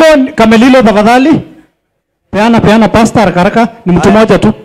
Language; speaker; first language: Swahili; non-native, local second language; Kalenjin